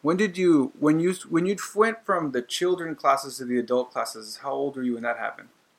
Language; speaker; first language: English; native; English